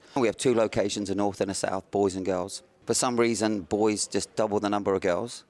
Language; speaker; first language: English; native; English